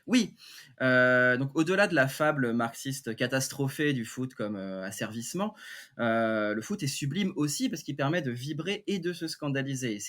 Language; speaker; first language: French; native; French